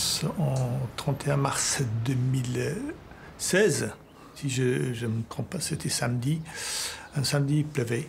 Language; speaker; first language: French; non-native, fluent; Persian